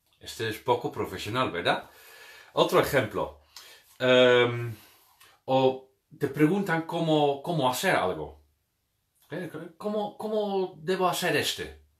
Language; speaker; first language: Spanish; non-native, fluent; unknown